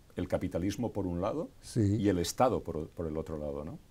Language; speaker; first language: Spanish; native; Spanish